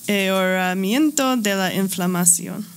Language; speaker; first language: Spanish; non-native, learner; English